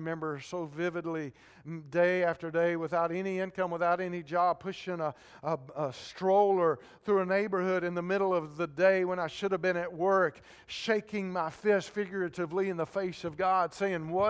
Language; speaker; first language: English; native; English